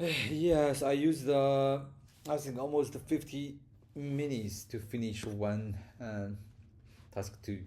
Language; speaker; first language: English; non-native, learner; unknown